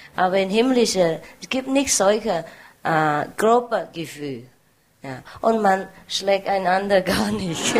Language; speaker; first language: German; non-native, learner; Vietnamese